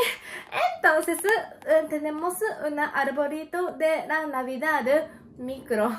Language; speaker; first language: Spanish; non-native, learner; Japanese